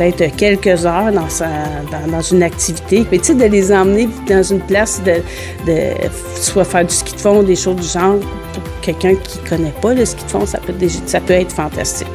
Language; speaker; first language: French; native; French